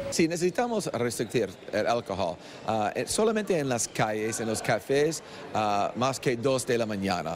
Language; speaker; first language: Spanish; non-native, learner; English